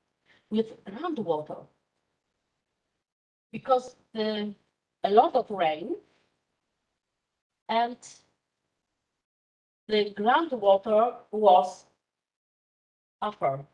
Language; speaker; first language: English; non-native, fluent; Polish